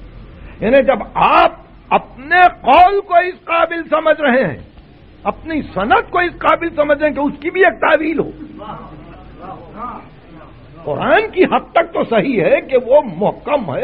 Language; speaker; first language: Urdu; native; Urdu